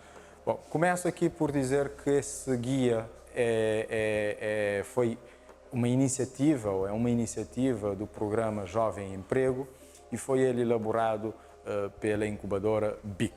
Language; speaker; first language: Portuguese; non-native, local second language; Kabuverdianu